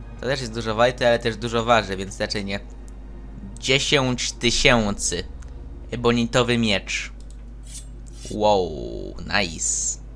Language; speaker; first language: Polish; native; Polish